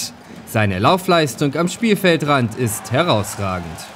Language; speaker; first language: German; native; German